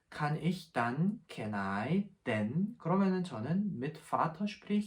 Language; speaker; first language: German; non-native, fluent; Korean